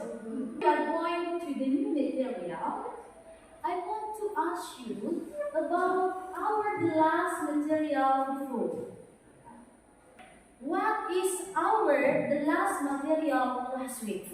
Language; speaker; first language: English; non-native, learner; Indonesian